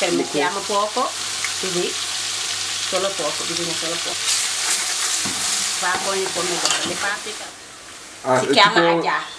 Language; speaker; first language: Italian; non-native, learner; Wolof